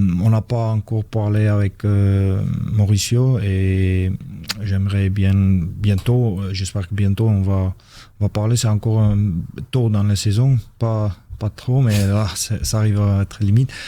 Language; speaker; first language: French; non-native, fluent; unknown